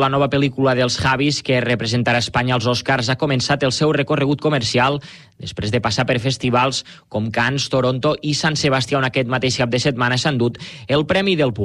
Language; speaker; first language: Catalan; native; Catalan